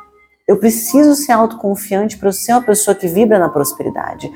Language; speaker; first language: Portuguese; native; Portuguese